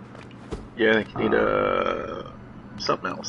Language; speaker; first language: English; native; English